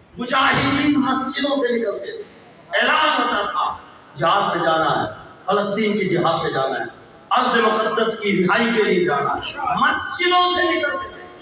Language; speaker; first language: Urdu; non-native, local second language; Baluchi